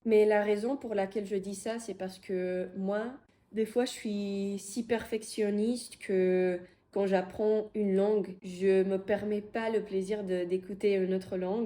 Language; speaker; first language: French; non-native, fluent; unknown